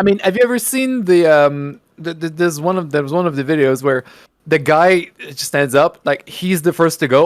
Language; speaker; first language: English; native; English